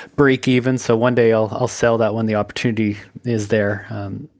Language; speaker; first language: English; native; English